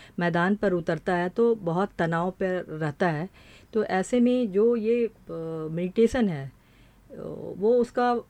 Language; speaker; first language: Hindi; native; Hindi